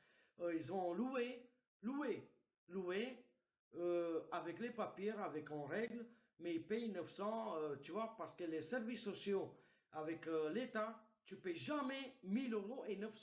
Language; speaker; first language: French; non-native, fluent; Romanian